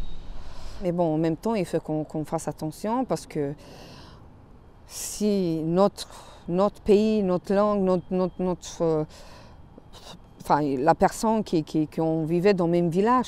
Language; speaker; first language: French; non-native, fluent; Romanian